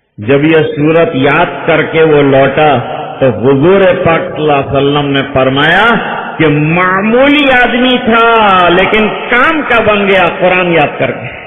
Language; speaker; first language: Urdu; non-native, local second language; Gujarati